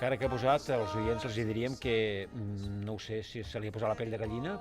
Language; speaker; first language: Catalan; native; Catalan